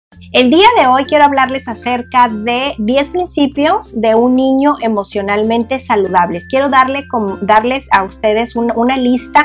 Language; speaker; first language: Spanish; native; Spanish